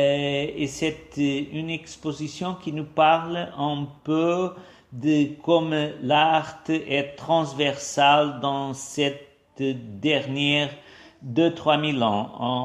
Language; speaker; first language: French; non-native, fluent; Portuguese